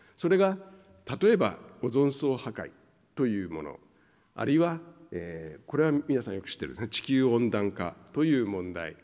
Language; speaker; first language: Japanese; native; Japanese